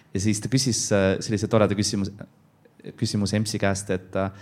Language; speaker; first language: Estonian; non-native, local second language; Russian